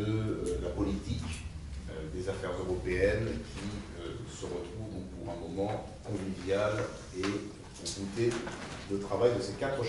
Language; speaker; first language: French; native; French